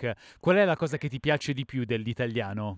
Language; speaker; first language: Italian; native; Italian